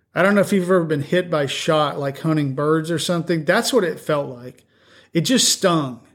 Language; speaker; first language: English; native; English